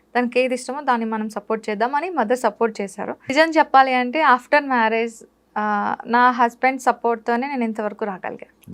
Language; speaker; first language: Telugu; native; Telugu